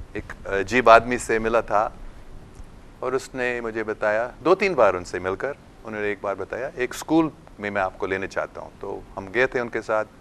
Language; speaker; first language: Urdu; non-native, local second language; English